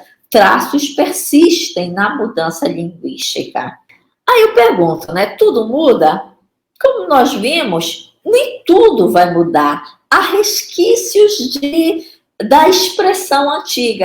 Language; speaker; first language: Portuguese; native; Portuguese